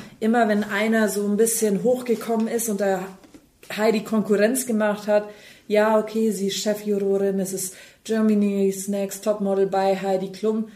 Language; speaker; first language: German; native; German